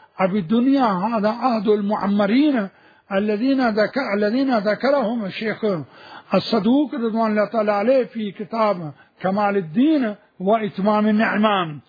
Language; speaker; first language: Arabic; non-native, fluent; Urdu